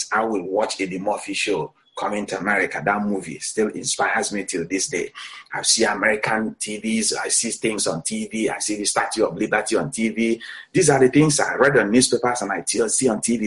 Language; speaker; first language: English; non-native, local second language; Igbo